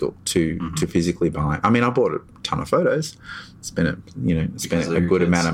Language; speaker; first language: English; native; English